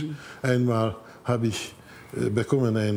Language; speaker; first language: German; non-native, fluent; Hungarian